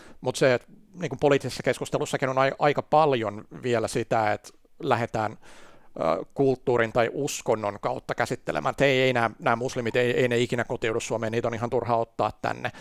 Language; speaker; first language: Finnish; native; Finnish